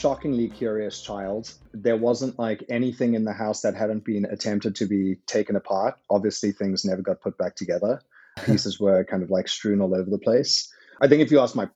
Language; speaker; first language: English; native; English